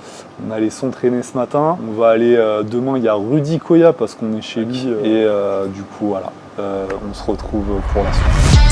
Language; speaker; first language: French; native; French